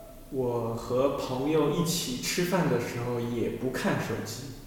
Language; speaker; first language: Chinese; non-native, learner; French